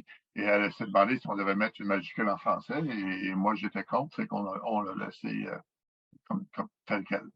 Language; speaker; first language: French; native; French